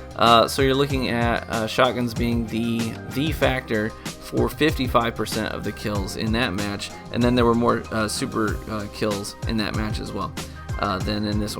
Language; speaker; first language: English; native; English